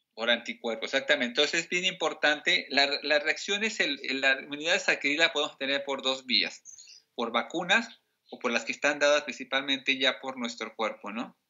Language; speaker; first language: Spanish; native; Spanish